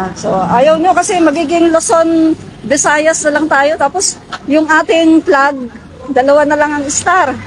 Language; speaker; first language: Filipino; native; Filipino